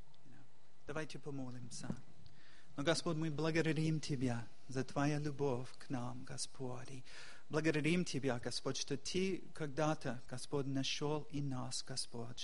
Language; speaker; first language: Russian; non-native, fluent; English